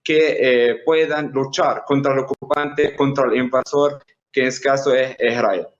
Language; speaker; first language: Spanish; non-native, fluent; Arabic